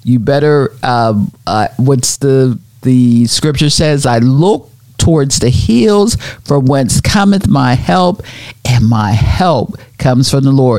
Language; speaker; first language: English; native; English